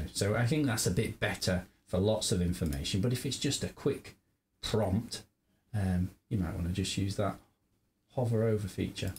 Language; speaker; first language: English; native; English